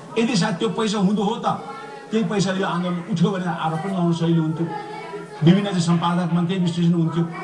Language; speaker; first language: Nepali; non-native, local second language; Sherpa